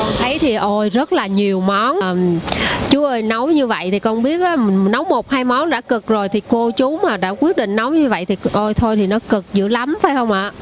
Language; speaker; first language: Vietnamese; native; Vietnamese